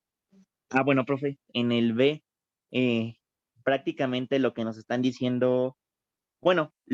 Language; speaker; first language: Spanish; native; Spanish